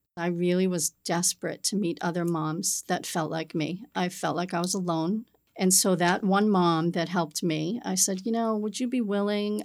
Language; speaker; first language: English; native; English